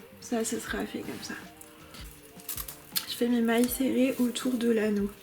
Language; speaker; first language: French; native; French